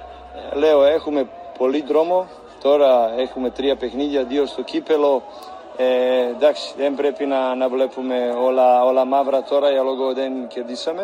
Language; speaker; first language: Greek; non-native, learner; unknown